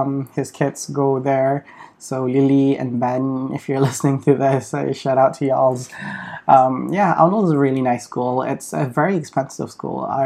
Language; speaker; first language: English; non-native, fluent; Malay